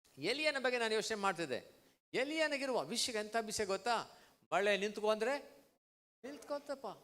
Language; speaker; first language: Kannada; non-native, local second language; Tamil